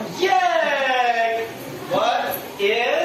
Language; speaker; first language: English; non-native, learner; Thai